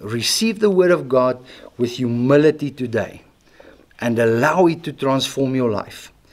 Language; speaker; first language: English; non-native, local second language; Afrikaans